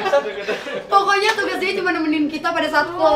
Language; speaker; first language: Indonesian; native; Indonesian